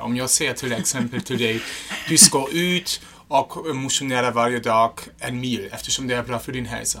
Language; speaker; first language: Swedish; non-native, fluent; German